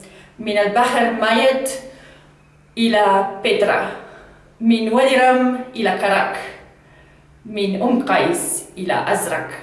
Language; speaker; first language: Arabic; non-native, learner; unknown